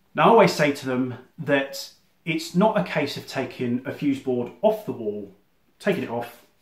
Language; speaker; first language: English; native; English